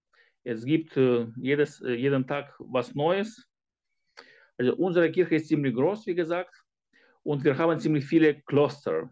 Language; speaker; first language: German; non-native, fluent; Ukrainian